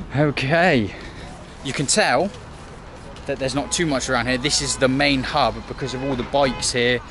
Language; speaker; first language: English; native; English